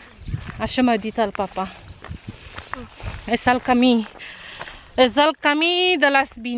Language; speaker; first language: Catalan; non-native, learner; Filipino